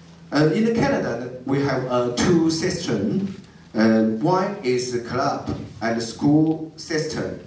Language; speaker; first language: English; non-native, learner; Chinese